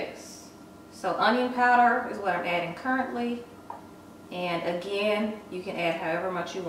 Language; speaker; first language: English; native; English